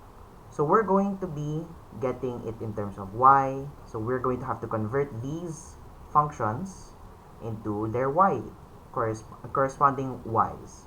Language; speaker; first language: English; non-native, local second language; Filipino